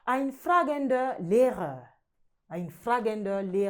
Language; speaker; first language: German; non-native, learner; French